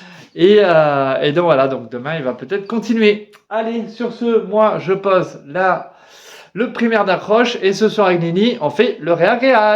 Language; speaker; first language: French; native; French